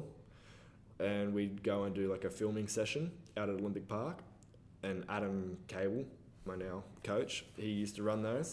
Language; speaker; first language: English; native; English